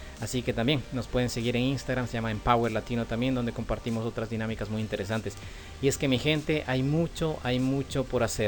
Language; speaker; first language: Spanish; native; Spanish